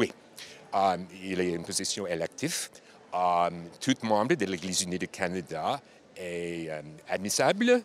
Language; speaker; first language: French; non-native, learner; English